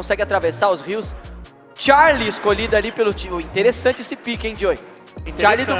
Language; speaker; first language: Portuguese; native; Portuguese